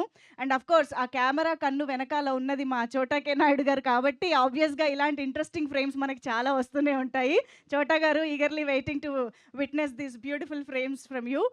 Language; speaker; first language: Telugu; native; Telugu